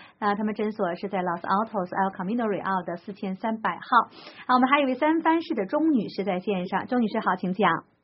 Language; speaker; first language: Chinese; native; Chinese